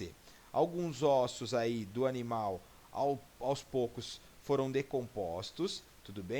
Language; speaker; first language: Portuguese; native; Portuguese